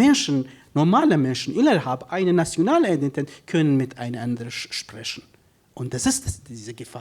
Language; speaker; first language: German; non-native, fluent; Kurdish